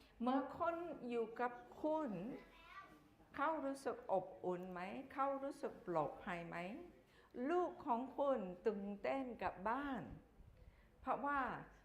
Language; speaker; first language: Thai; non-native, fluent; English